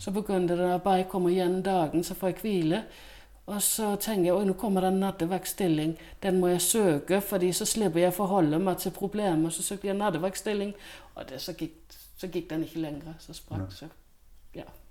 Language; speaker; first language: Norwegian; non-native, fluent; Danish